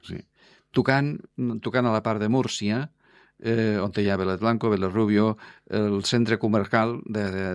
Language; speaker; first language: Catalan; non-native, fluent; Spanish